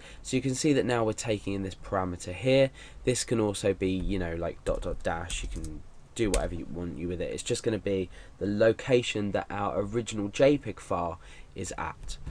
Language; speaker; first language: English; native; English